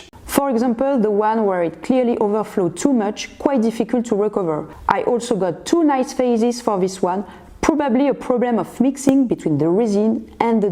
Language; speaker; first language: English; non-native, fluent; French